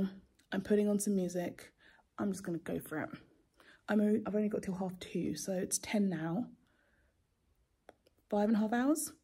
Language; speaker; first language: English; native; English